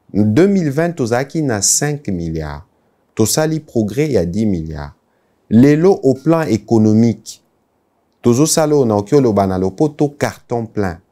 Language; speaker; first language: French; non-native, local second language; Lingala